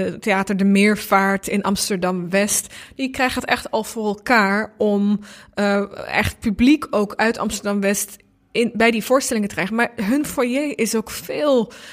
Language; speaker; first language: Dutch; early bilingual, other home language; Bosnian